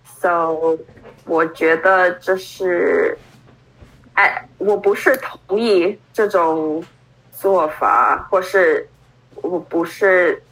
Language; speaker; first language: Chinese; non-native, fluent; English